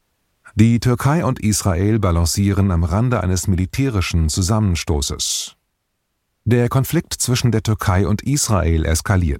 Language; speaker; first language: German; native; German